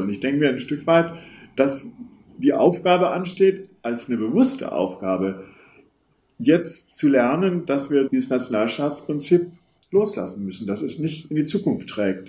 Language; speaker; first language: German; native; German